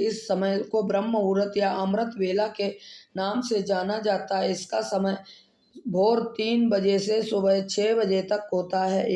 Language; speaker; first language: Hindi; native; Hindi